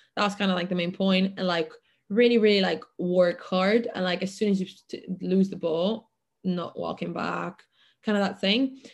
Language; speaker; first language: English; non-native, fluent; Catalan